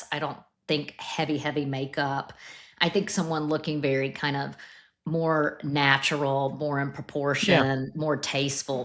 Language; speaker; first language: English; native; English